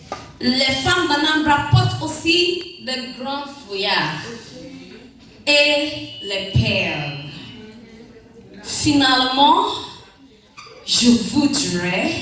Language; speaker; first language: French; non-native, learner; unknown